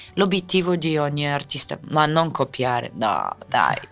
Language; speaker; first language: Italian; non-native, fluent; Russian